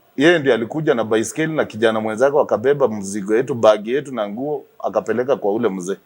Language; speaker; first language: Swahili; non-native, local second language; Luyia